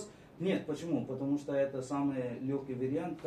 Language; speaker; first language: Russian; non-native, fluent; Marathi